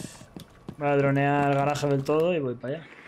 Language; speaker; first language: Spanish; native; Spanish